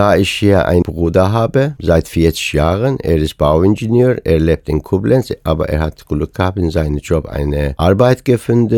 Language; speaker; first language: German; non-native, fluent; Persian